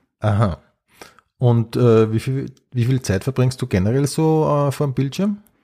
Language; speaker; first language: German; native; German